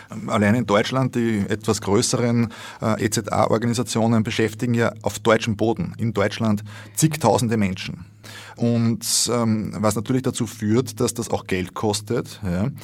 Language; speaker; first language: German; native; German